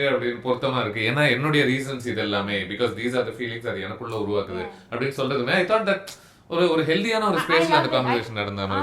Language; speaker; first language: Tamil; native; Tamil